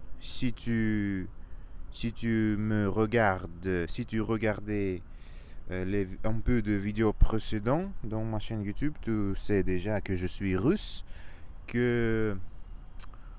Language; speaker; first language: French; non-native, learner; Russian